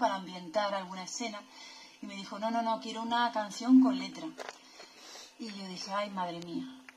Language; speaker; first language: Spanish; native; Spanish